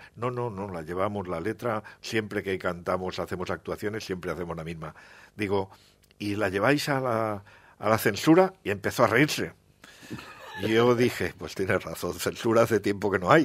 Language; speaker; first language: Spanish; native; Spanish